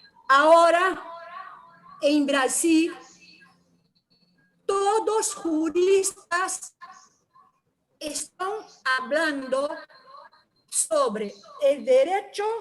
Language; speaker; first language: Spanish; non-native, learner; Portuguese